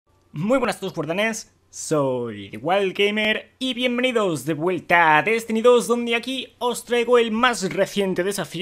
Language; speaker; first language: Spanish; native; Spanish